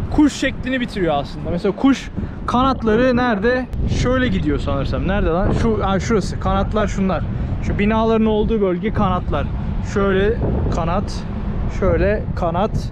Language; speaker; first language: Turkish; native; Turkish